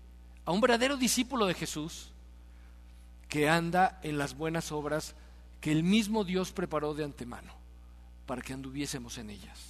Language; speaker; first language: Spanish; native; Spanish